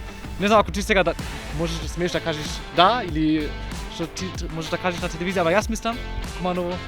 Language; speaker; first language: Macedonian; non-native, learner; German